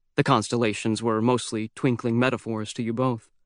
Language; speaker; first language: English; native; English